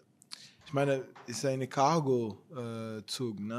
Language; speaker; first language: German; non-native, fluent; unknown